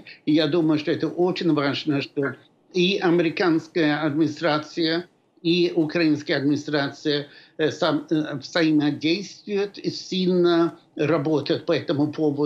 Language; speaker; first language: Russian; non-native, fluent; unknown